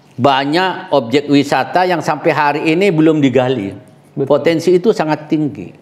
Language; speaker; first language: Indonesian; native; Indonesian